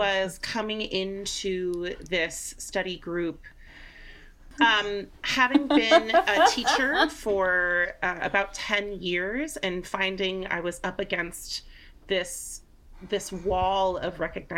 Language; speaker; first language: English; native; English